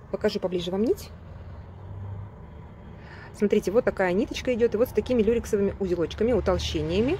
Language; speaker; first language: Russian; native; Russian